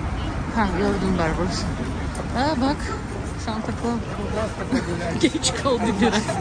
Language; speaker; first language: Turkish; non-native, learner; Russian